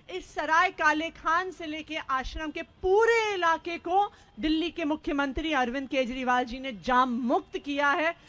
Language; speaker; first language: Hindi; native; Hindi